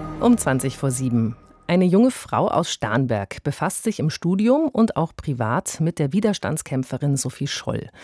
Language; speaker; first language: German; native; German